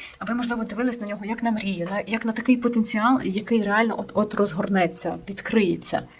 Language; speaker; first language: Ukrainian; non-native, local second language; Russian